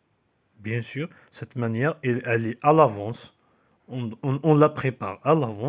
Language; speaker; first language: French; non-native, local second language; Kabyle